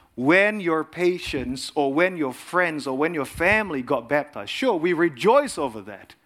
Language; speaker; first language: English; non-native, fluent; Indonesian